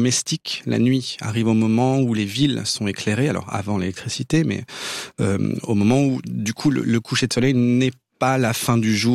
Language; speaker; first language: French; native; French